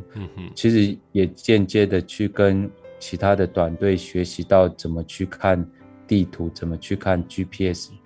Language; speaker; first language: Chinese; non-native, local second language; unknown